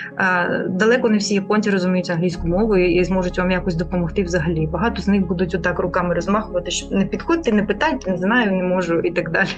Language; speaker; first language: Ukrainian; non-native, local second language; Russian